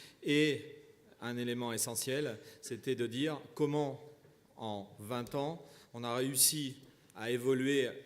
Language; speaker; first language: French; native; French